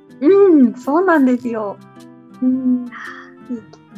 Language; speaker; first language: Japanese; non-native, fluent; English